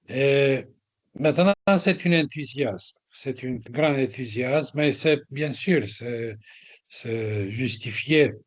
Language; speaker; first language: French; non-native, fluent; Romanian